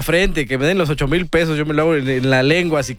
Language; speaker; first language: Spanish; native; Spanish